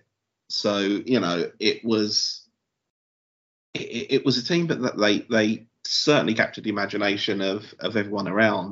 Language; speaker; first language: English; native; English